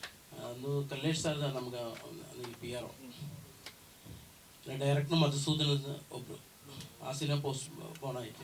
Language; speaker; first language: Kannada; non-native, learner; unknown